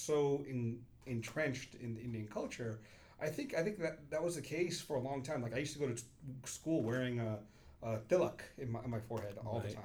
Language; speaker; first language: English; early bilingual, other home language; Kannada